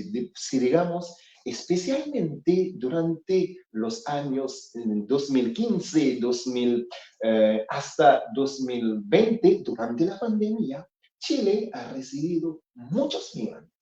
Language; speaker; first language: Spanish; non-native, fluent; Haitian Creole